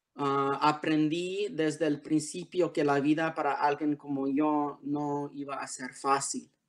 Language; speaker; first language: Spanish; early bilingual, heritage; Spanish